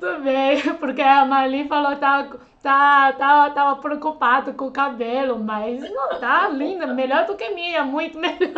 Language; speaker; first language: Portuguese; non-native, fluent; Chinese